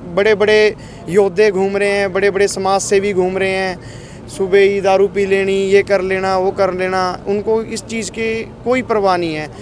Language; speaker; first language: Hindi; non-native, local second language; Punjabi